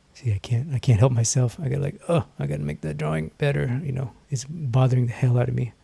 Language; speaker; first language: English; native; English